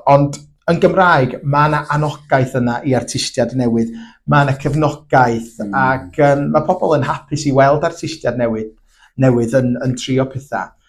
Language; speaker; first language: Welsh; non-native, local second language; English